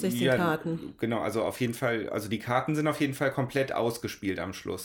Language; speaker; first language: German; native; German